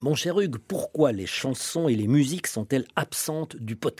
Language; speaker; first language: French; native; French